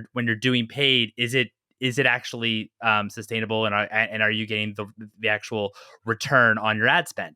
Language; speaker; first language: English; native; English